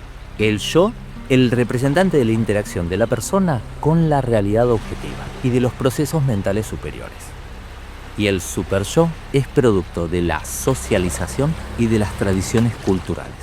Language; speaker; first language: Spanish; native; Spanish